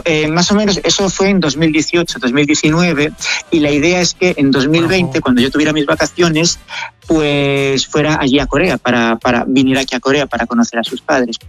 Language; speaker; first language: Spanish; native; Spanish